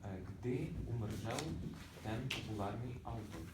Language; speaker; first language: Czech; non-native, learner; Ukrainian